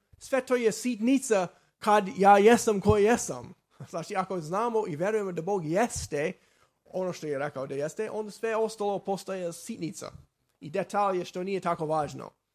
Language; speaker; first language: Serbian; non-native, fluent; Slovak